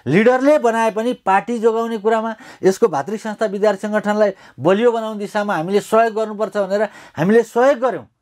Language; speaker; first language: Nepali; native; Nepali